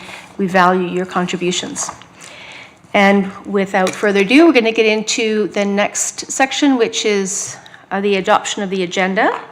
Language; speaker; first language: English; native; English